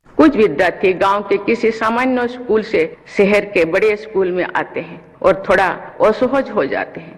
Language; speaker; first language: Hindi; non-native, local second language; Santali